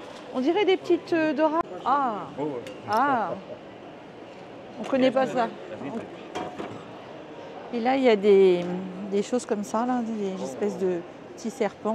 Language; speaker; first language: French; native; French